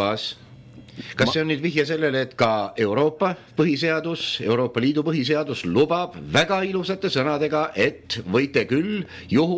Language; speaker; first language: Estonian; native; Estonian